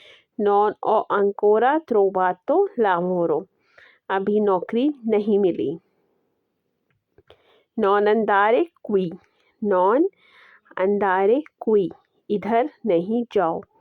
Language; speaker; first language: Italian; non-native, learner; Urdu